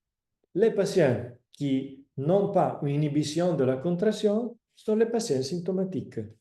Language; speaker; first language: French; non-native, fluent; Italian